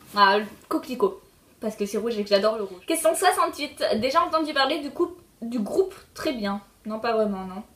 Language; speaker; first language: French; early bilingual, other home language; Polish